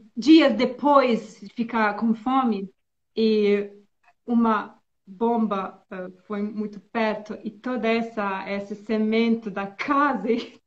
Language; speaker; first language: Portuguese; non-native, fluent; Serbian